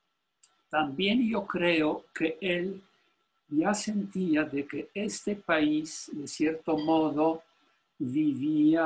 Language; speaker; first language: Spanish; non-native, fluent; Polish